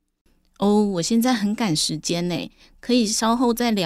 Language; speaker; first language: Chinese; native; Chinese